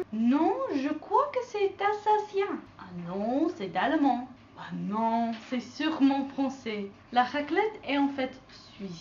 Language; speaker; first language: French; non-native, learner; English